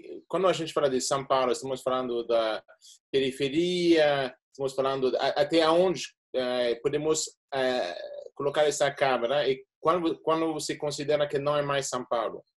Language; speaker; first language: Portuguese; non-native, fluent; English